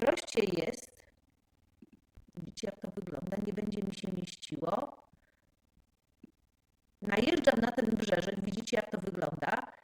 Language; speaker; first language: Polish; native; Polish